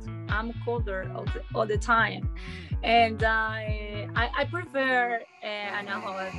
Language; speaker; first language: English; non-native, learner; Spanish